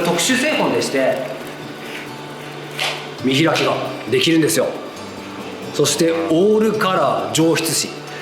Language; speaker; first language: Japanese; native; Japanese